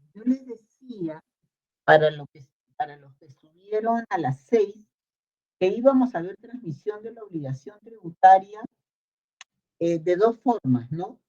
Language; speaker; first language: Spanish; native; Spanish